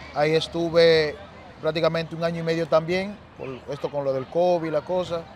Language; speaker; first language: Spanish; native; Spanish